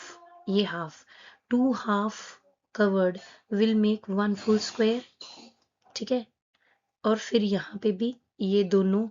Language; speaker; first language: Hindi; native; Hindi